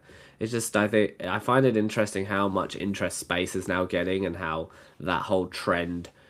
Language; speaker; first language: English; native; English